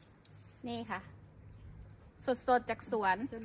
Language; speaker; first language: Thai; native; Thai